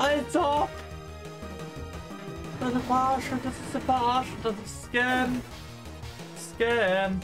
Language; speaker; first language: German; native; German